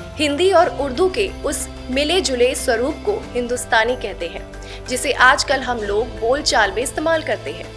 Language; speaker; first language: Hindi; native; Hindi